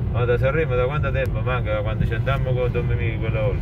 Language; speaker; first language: Italian; native; Italian